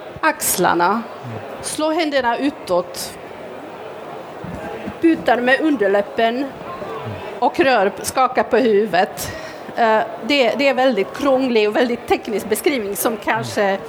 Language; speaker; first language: Swedish; non-native, fluent; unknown